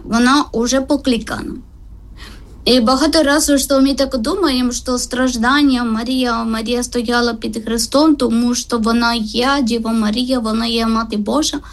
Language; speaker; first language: Ukrainian; non-native, learner; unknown